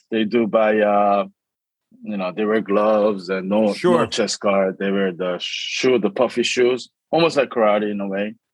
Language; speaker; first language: English; early bilingual, other home language; Korean